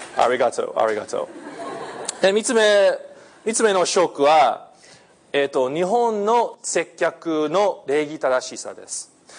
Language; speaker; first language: Japanese; non-native, fluent; English